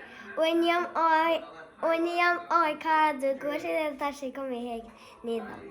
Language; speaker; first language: Albanian; native; Albanian